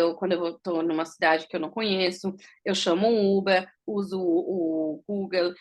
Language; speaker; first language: Portuguese; early bilingual, heritage; Portuguese